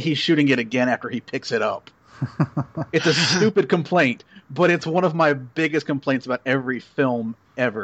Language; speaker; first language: English; native; English